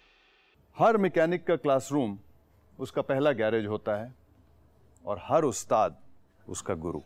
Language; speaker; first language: Hindi; native; Hindi